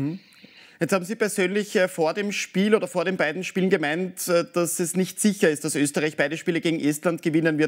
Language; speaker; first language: German; native; German